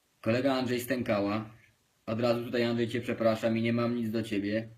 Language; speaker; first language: Polish; native; Polish